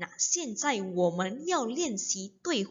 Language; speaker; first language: Chinese; non-native, fluent; Indonesian